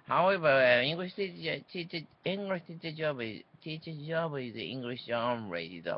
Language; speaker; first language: English; non-native, learner; Japanese